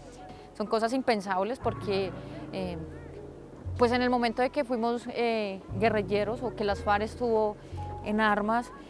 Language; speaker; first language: Spanish; native; Spanish